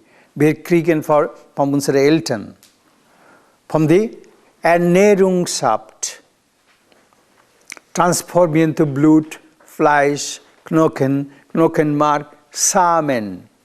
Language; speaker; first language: German; non-native, learner; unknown